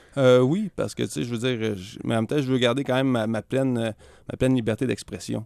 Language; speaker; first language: French; native; French